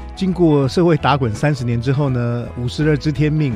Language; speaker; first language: Chinese; native; Chinese